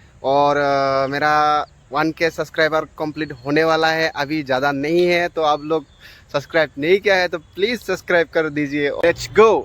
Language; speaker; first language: Hindi; non-native, local second language; Assamese